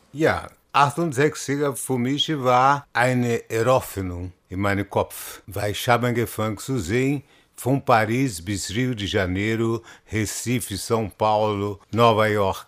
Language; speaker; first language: German; non-native, fluent; Portuguese